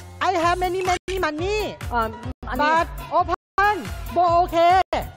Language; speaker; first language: English; non-native, learner; Chinese